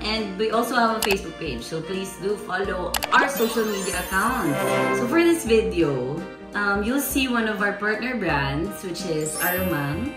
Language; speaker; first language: English; non-native, local second language; Filipino